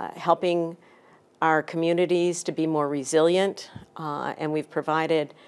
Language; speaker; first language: English; native; English